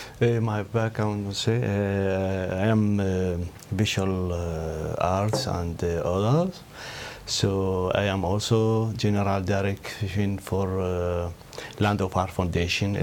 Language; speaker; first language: English; non-native, learner; Arabic